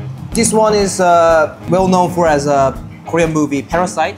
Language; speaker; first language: English; non-native, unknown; Korean